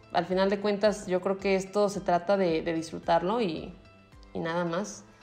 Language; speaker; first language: Spanish; native; Spanish